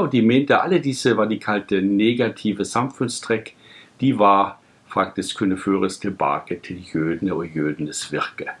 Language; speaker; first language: Norwegian; non-native, fluent; German